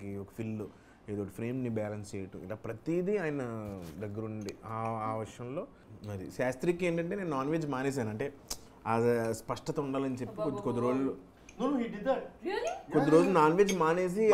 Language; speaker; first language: Telugu; native; Telugu